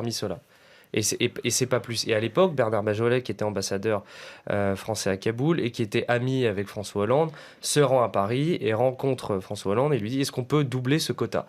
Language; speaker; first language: French; native; French